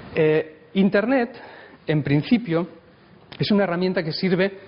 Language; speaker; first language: Spanish; non-native, local second language; Catalan